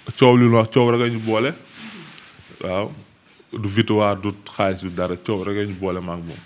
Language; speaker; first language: Wolof; native; Wolof